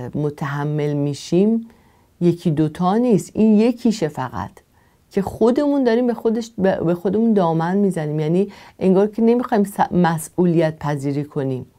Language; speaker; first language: Persian; native; Persian